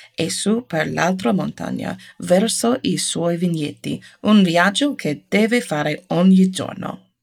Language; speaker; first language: Italian; non-native, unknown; English